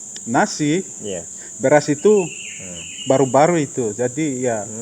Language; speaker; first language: Indonesian; non-native, fluent; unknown